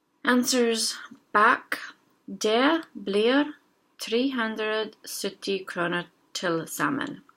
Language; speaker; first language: Norwegian; non-native, learner; English